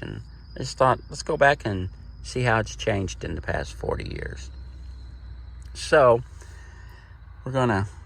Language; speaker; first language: English; native; English